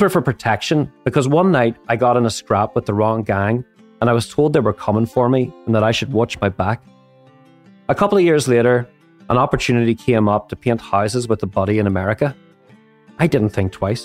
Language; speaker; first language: English; native; English